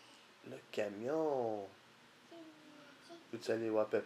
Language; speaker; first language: French; native; French